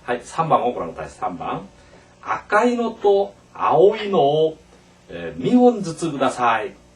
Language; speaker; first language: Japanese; non-native, fluent; Korean